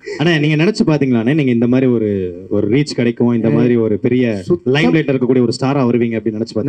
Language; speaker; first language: Tamil; native; Tamil